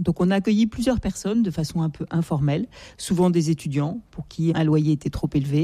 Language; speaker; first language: French; native; French